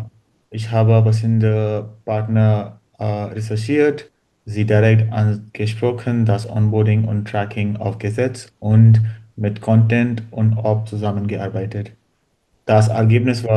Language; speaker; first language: German; non-native, learner; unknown